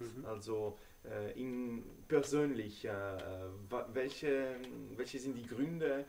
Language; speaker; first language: German; non-native, learner; Italian